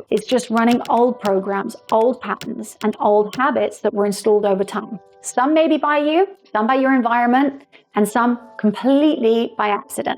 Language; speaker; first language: English; native; English